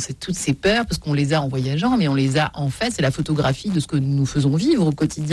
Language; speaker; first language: French; native; French